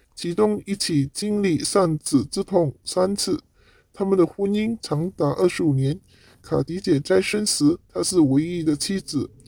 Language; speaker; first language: Chinese; non-native, local second language; Cantonese